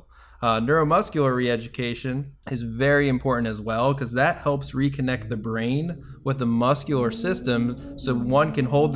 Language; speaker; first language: English; native; English